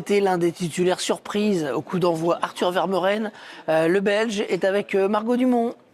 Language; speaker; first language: French; native; French